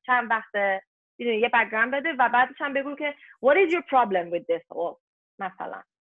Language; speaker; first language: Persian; early bilingual, heritage; Persian